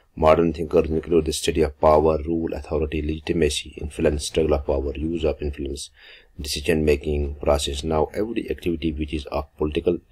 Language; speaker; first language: English; non-native, local second language; Kashmiri